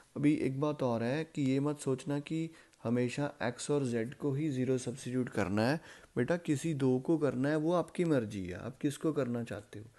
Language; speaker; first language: Hindi; non-native, local second language; Punjabi